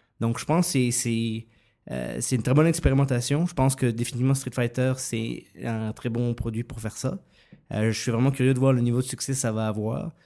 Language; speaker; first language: French; native; French